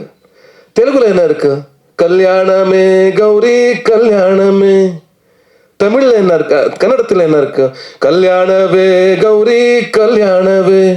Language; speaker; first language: Tamil; non-native, learner; Kannada